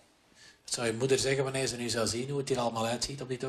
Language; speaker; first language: Dutch; native; Dutch